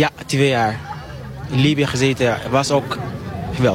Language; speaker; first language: Dutch; non-native, fluent; Arabic